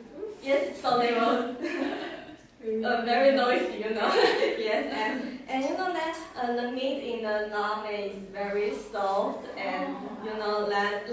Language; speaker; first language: English; non-native, learner; Chinese